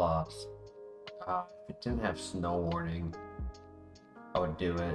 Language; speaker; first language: English; native; English